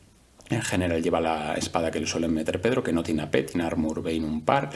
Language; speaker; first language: Spanish; native; Spanish